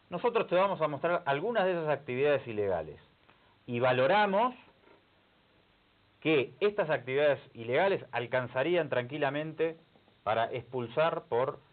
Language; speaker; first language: Spanish; native; Spanish